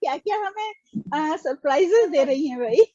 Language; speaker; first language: Hindi; native; Hindi